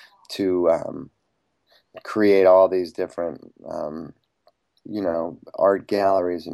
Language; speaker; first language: English; native; English